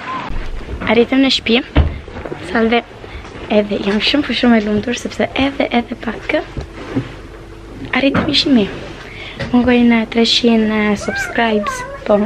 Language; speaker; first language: Albanian; early bilingual, heritage; Albanian